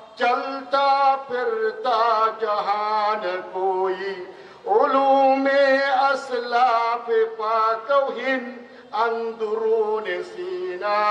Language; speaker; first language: Urdu; non-native, fluent; Bangla